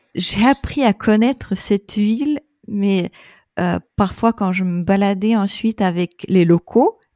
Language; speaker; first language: French; non-native, fluent; Russian